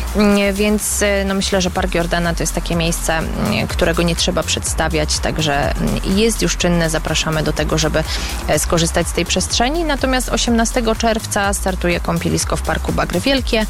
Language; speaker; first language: Polish; native; Polish